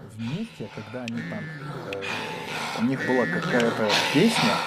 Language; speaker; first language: Russian; non-native, learner; Arabic